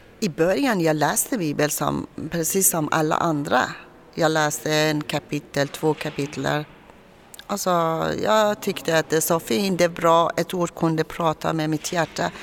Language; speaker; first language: Swedish; non-native, fluent; Persian